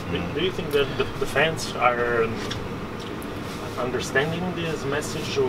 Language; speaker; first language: English; non-native, fluent; Italian